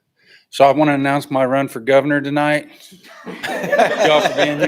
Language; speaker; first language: English; native; English